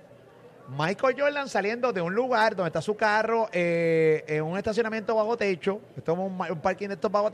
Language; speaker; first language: Spanish; native; Spanish